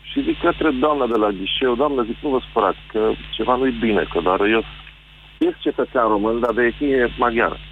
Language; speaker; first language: Romanian; non-native, local second language; Hungarian